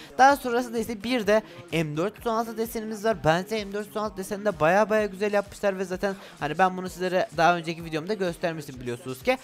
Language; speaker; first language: Turkish; native; Turkish